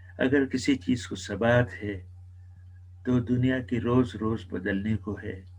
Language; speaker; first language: Urdu; native; Urdu